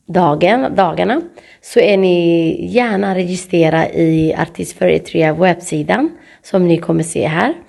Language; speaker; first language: Swedish; non-native, fluent; Tigrinya